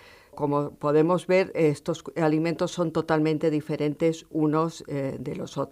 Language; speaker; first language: Spanish; native; Spanish